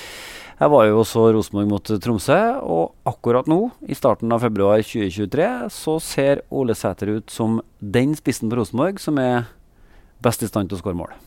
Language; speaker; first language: Norwegian; native; Norwegian